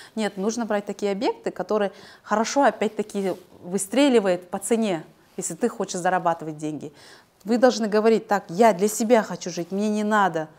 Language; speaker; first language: Russian; non-native, local second language; Kazakh